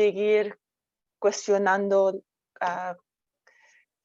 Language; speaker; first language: Spanish; non-native, fluent; English